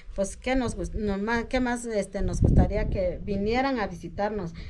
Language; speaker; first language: Spanish; non-native, local second language; Mixtepec Mixtec